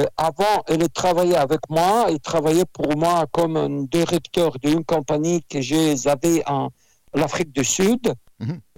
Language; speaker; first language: French; non-native, fluent; Russian